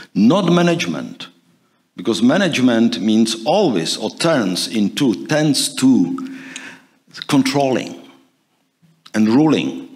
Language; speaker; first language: English; non-native, fluent; Czech